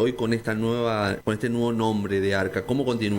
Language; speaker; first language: Spanish; native; Spanish